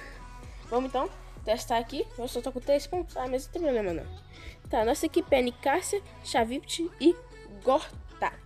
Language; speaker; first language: Portuguese; native; Portuguese